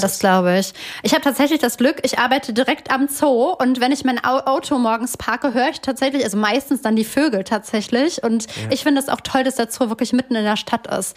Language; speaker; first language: German; native; German